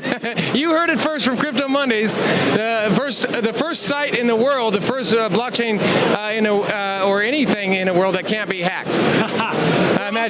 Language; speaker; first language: English; native; English